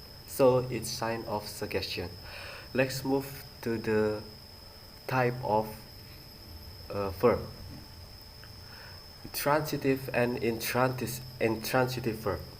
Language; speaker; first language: English; non-native, learner; Indonesian